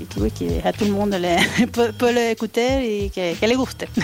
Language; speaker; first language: French; non-native, learner; Spanish